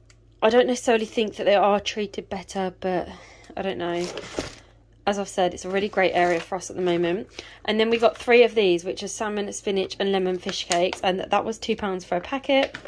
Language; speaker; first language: English; native; English